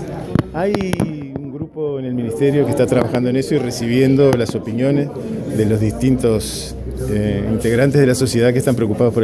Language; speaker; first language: Spanish; native; Spanish